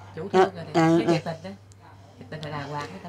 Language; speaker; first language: Vietnamese; native; Vietnamese